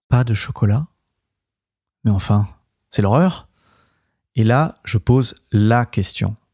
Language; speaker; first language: French; native; French